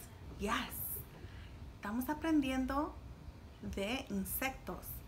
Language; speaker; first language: Spanish; early bilingual, heritage; Spanish